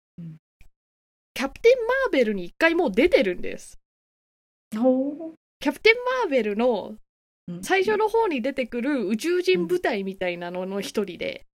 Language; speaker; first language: Japanese; native; Japanese